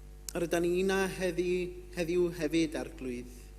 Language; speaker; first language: Welsh; native; Welsh